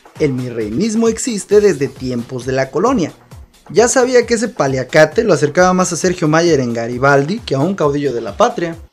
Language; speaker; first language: Spanish; native; Spanish